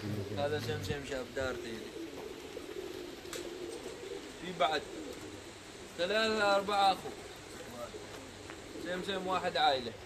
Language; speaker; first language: Arabic; non-native, learner; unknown